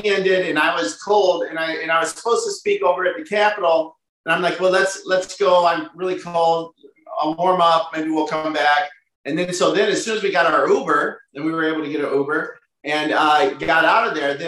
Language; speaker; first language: English; native; English